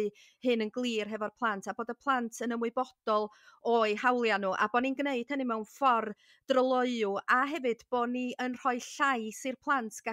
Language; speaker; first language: Welsh; native; Welsh